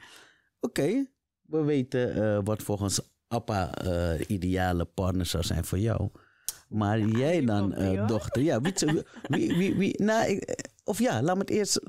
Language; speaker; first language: Dutch; native; Dutch